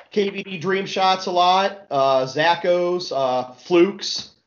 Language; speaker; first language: English; native; English